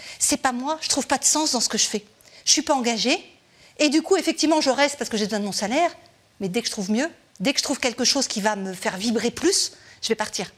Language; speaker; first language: French; native; French